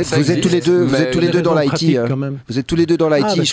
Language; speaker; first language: French; native; French